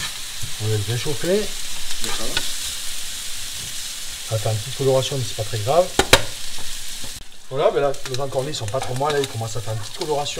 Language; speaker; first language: French; native; French